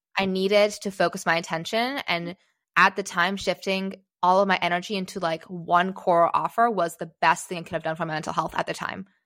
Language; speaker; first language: English; early bilingual, other home language; Czech